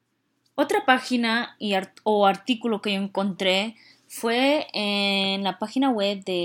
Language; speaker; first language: Spanish; early bilingual, heritage; Spanish